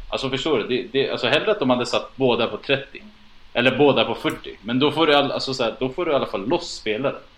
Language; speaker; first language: Swedish; early bilingual, other home language; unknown